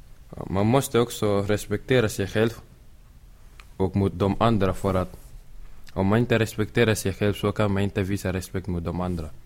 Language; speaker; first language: Swedish; early bilingual, other home language; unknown